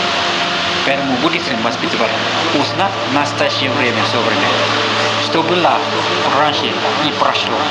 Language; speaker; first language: Russian; non-native, learner; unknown